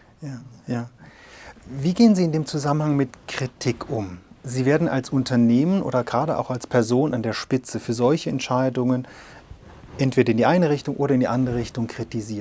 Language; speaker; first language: German; native; German